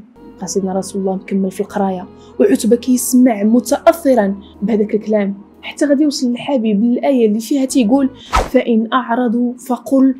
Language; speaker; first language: Arabic; native; Arabic